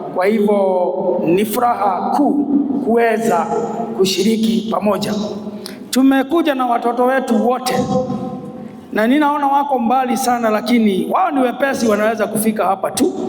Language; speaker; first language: Swahili; non-native, local second language; Kikuyu